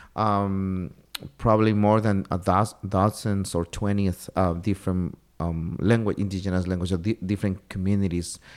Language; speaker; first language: English; non-native, fluent; Spanish